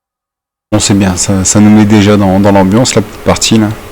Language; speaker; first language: French; native; French